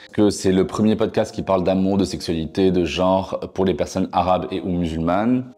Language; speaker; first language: French; non-native, local second language; Arabic